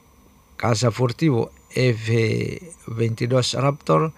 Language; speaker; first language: Spanish; non-native, fluent; Indonesian